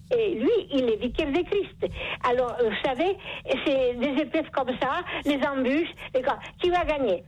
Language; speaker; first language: French; non-native, fluent; Polish